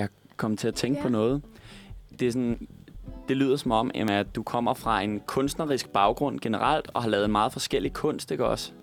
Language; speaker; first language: Danish; native; Danish